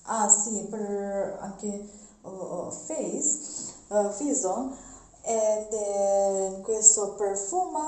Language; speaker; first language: Italian; non-native, learner; Mizo